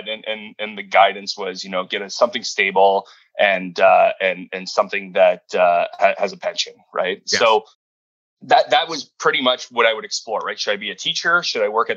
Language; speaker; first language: English; native; English